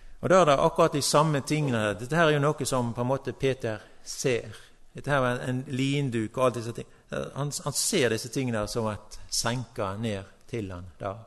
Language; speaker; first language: Norwegian; native; Norwegian